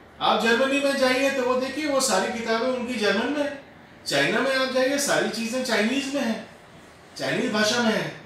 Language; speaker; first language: Hindi; native; Hindi